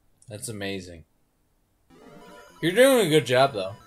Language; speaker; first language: English; native; English